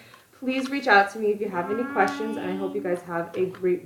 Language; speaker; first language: English; native; English